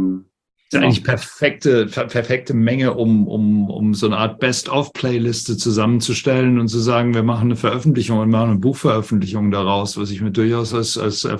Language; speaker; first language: German; native; German